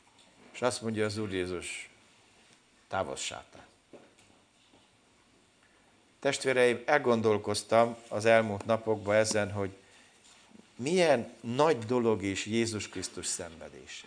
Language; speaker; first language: Hungarian; native; Hungarian